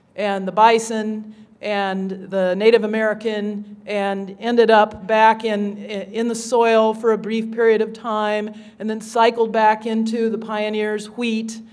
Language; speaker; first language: English; native; English